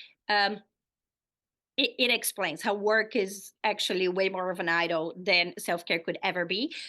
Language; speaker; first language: English; non-native, fluent; Portuguese